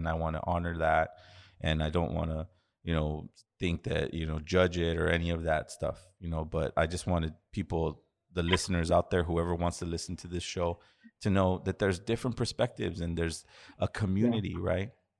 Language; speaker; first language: English; early bilingual, other home language; Spanish